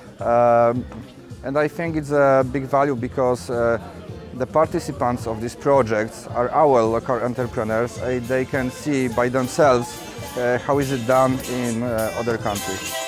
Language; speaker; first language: English; non-native, learner; Italian